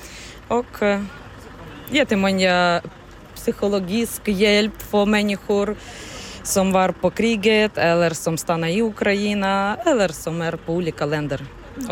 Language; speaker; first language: Swedish; non-native, learner; Ukrainian